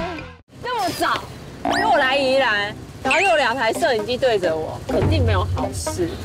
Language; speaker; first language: Chinese; native; Chinese